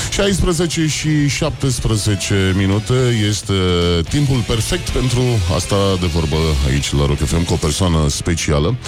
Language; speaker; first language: Romanian; native; Romanian